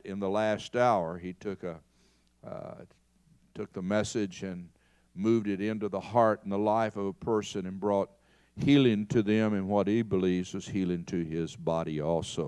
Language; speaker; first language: English; native; English